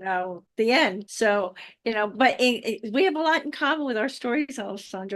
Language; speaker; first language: English; native; English